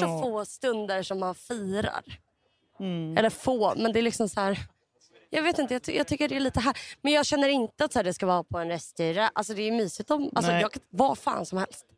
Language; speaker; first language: Swedish; native; Swedish